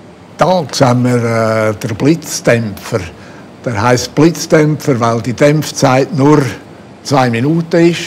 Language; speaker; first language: German; native; German